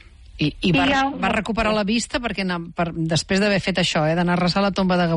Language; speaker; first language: Catalan; native; Catalan